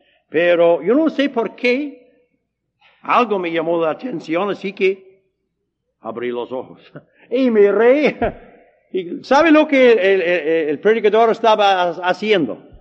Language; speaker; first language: Spanish; non-native, learner; English